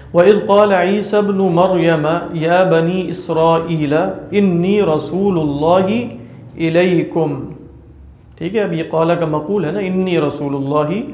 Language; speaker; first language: Urdu; native; Urdu